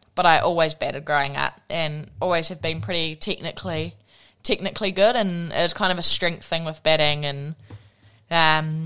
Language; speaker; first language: English; native; English